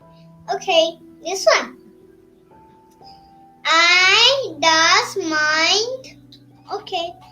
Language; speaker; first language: English; non-native, learner; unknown